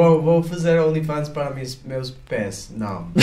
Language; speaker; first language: Portuguese; non-native, learner; Spanish